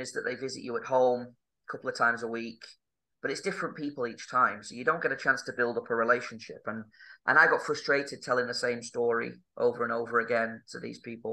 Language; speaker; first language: English; native; English